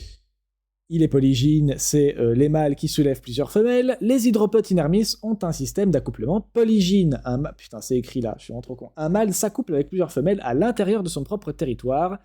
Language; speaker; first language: French; native; French